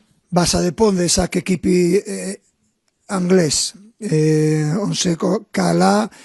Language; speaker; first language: French; non-native, fluent; Spanish